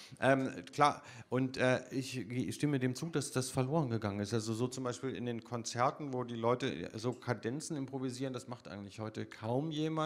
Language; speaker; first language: German; native; German